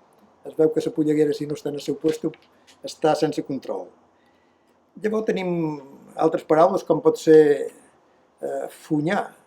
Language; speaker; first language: Catalan; native; Catalan